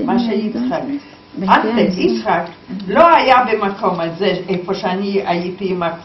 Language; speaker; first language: Hebrew; non-native, fluent; Polish